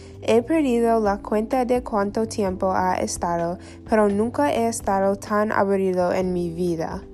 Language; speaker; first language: Spanish; non-native, learner; English